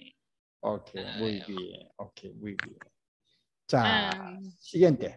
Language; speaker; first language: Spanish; non-native, learner; Korean